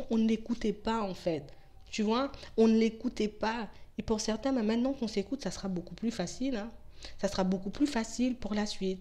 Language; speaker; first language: French; native; French